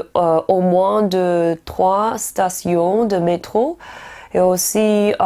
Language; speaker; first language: French; non-native, learner; Chinese